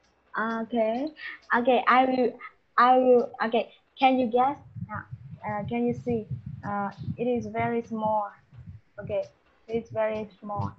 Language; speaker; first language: English; non-native, fluent; Vietnamese